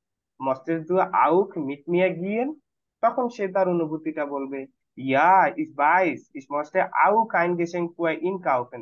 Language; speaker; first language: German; non-native, fluent; Bangla